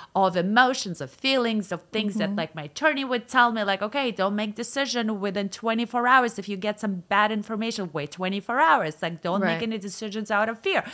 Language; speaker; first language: English; non-native, fluent; Russian